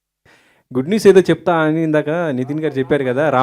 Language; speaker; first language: Telugu; native; Telugu